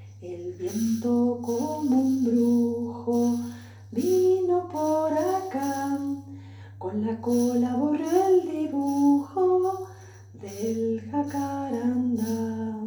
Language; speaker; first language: Spanish; native; Spanish